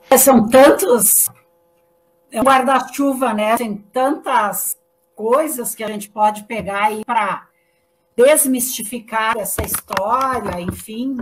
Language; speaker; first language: Portuguese; native; Portuguese